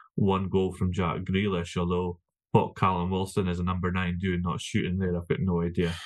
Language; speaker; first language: English; native; English